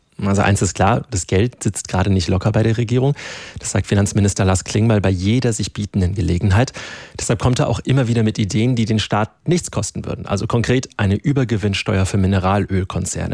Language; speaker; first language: German; native; German